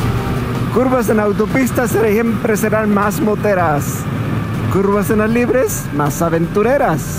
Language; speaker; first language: Spanish; native; Spanish